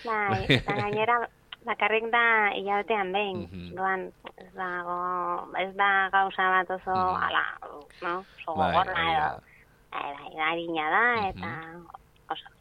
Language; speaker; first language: Basque; non-native, fluent; Spanish